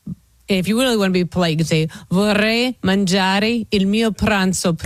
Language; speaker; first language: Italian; non-native, learner; English